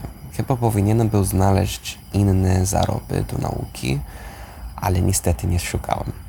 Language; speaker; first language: Polish; non-native, fluent; English